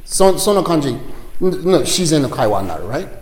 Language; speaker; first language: Japanese; non-native, learner; English